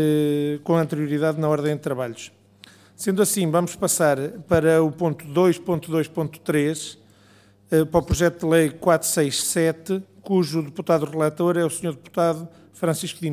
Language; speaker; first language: Portuguese; native; Portuguese